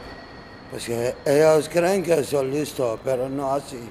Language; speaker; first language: Spanish; non-native, learner; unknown